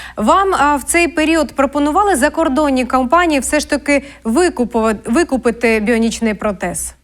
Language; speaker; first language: Ukrainian; native; Ukrainian